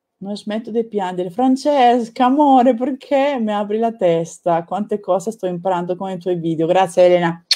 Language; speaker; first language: Italian; non-native, fluent; Spanish